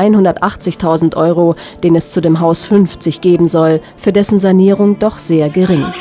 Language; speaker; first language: German; native; German